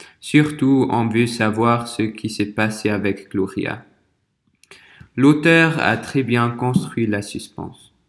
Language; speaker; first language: French; non-native, fluent; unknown